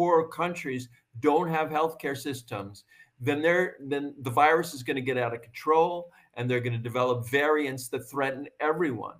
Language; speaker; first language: English; native; English